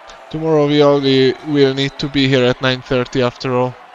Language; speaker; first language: English; non-native, fluent; Hungarian